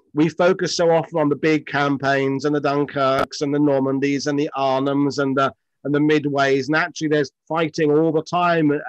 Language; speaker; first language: English; native; English